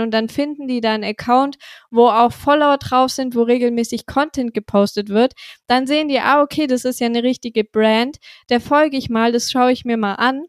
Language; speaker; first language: German; native; German